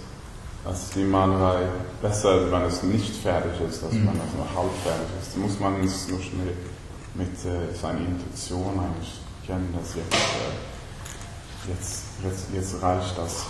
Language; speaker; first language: German; non-native, learner; Swedish